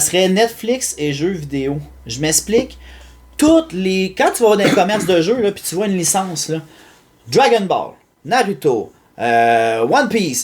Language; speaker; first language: French; native; French